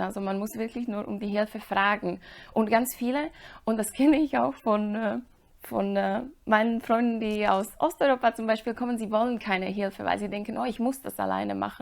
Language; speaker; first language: German; non-native, fluent; Slovak